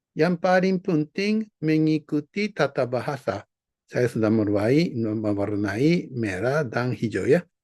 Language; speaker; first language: Indonesian; non-native, fluent; Japanese